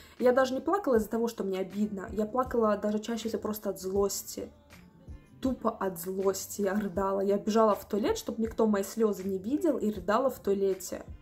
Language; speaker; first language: Russian; native; Russian